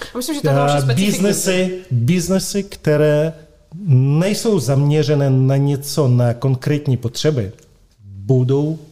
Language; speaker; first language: Czech; non-native, fluent; Russian